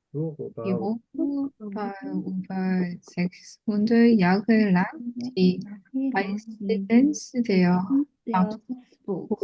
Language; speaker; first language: German; non-native, learner; Korean